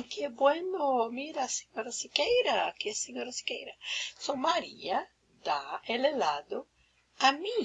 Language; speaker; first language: Spanish; non-native, fluent; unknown